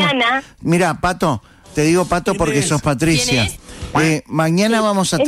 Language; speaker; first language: Spanish; native; Spanish